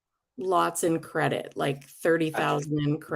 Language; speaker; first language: English; native; English